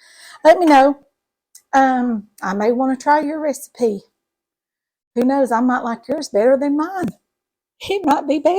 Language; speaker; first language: English; native; English